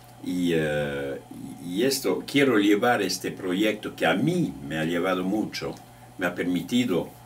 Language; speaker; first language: Spanish; non-native, fluent; French